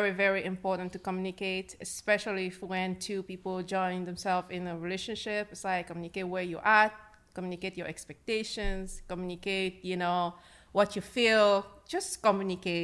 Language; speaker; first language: English; non-native, local second language; French